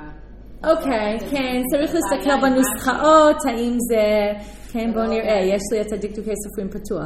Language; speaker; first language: Hebrew; non-native, fluent; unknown